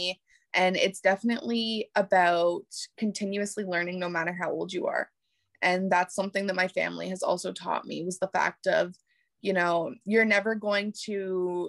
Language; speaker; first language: English; native; English